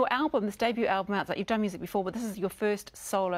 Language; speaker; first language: English; native; English